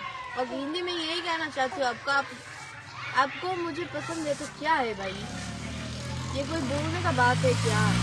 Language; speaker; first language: Hindi; non-native, learner; Bangla